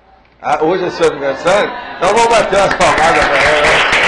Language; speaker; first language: Portuguese; native; Portuguese